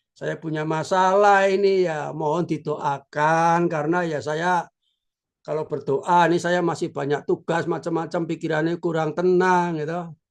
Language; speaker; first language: Indonesian; non-native, local second language; Javanese